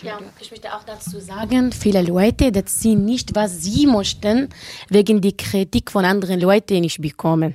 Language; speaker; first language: German; non-native, learner; Arabic